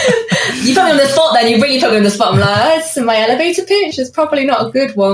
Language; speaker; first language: English; native; English